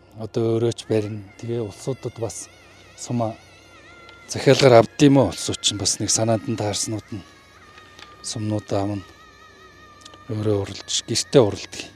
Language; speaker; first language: Mongolian; native; Mongolian